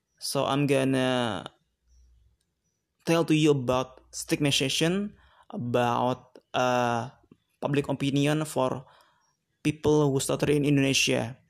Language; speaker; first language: English; non-native, learner; Indonesian